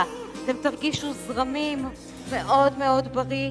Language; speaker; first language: Hebrew; native; Hebrew